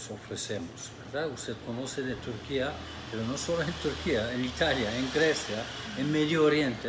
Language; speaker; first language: Spanish; non-native, fluent; Turkish